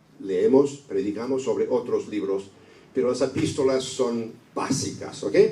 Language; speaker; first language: Spanish; non-native, fluent; English